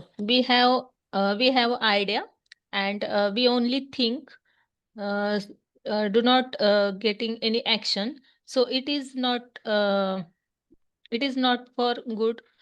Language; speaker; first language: English; non-native, learner; Hindi